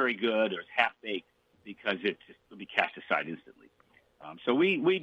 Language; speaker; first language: English; native; English